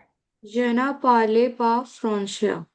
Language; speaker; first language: French; non-native, learner; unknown